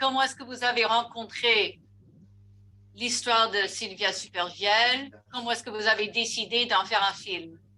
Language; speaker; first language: French; non-native, fluent; English